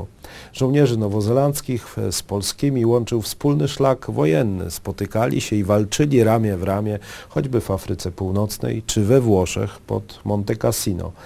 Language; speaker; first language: Polish; native; Polish